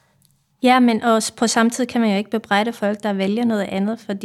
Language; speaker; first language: Danish; non-native, fluent; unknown